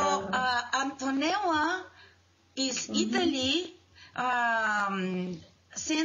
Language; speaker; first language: Russian; non-native, learner; Bulgarian